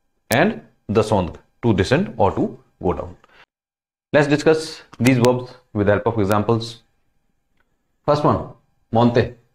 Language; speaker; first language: English; non-native, local second language; Hindi